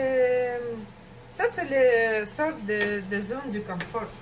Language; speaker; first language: French; non-native, learner; Russian